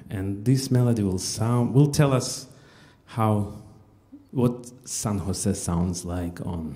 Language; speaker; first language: English; non-native, fluent; Russian